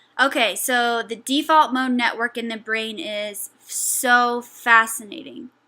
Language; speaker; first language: English; native; English